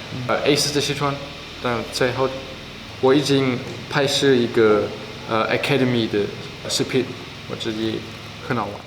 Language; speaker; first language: Chinese; non-native, learner; German